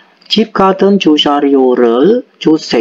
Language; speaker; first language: Korean; non-native, fluent; Indonesian